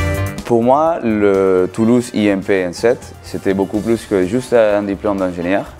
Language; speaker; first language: French; non-native, fluent; Spanish